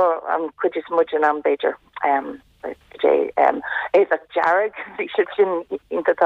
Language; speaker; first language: Irish; non-native, local second language; English